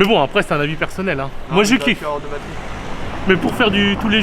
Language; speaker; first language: French; native; French